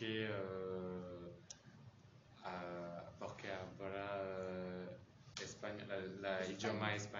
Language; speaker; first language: Spanish; non-native, learner; French